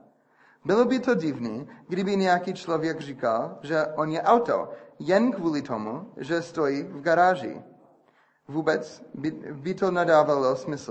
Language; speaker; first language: Czech; non-native, fluent; English